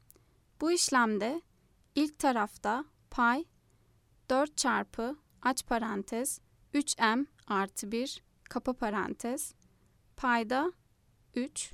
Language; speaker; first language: Turkish; native; Turkish